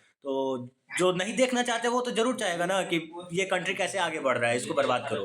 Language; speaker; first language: Hindi; native; Hindi